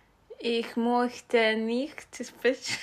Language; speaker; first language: German; non-native, learner; English